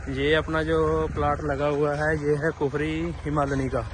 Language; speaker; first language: Hindi; non-native, local second language; Punjabi